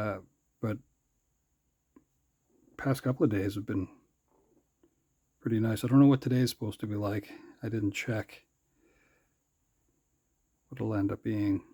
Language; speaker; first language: English; native; English